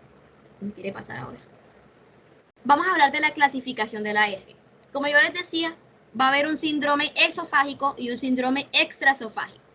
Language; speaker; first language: Spanish; native; Spanish